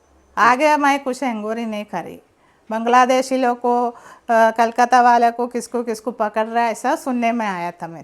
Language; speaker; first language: Hindi; non-native, local second language; Malayalam